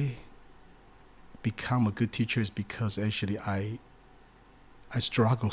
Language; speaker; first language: English; non-native, fluent; Chinese